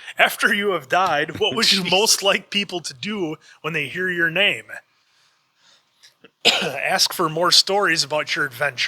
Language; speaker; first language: English; native; English